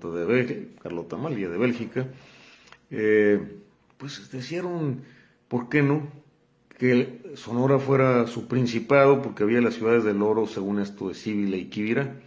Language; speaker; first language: Spanish; native; Spanish